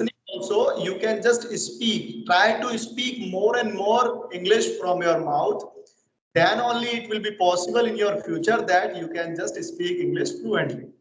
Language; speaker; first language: English; non-native, local second language; Hindi